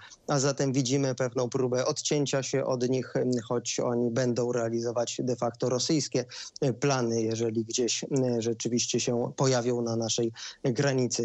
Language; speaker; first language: Polish; native; Polish